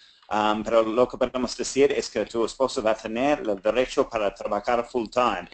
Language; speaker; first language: Spanish; non-native, fluent; English